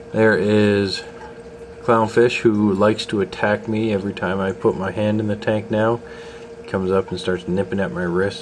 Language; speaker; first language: English; native; English